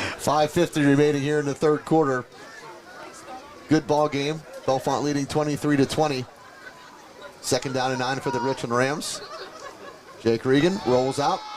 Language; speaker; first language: English; native; English